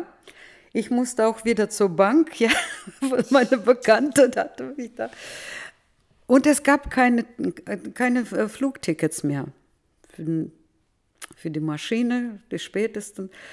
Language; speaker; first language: German; early bilingual, heritage; Russian